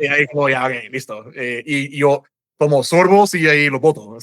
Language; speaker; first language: Spanish; non-native, fluent; English